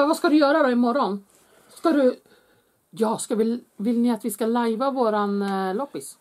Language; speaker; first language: Swedish; native; Swedish